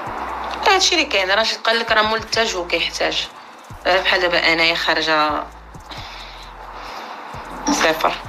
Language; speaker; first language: Arabic; native; Arabic